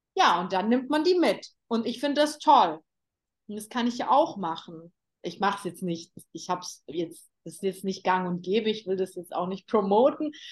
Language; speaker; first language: German; native; German